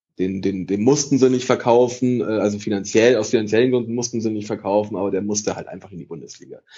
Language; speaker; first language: German; early bilingual, other home language; Italian